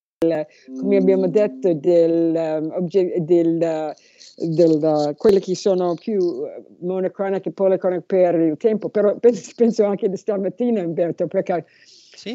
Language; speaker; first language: Italian; non-native, learner; English